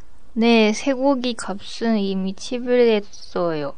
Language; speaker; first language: Korean; non-native, learner; Japanese